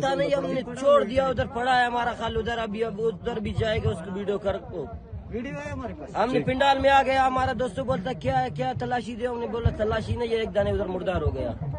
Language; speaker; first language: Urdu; non-native, local second language; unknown